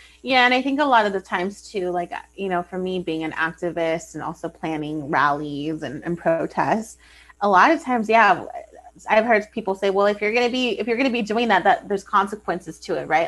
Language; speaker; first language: English; early bilingual, other home language; Spanish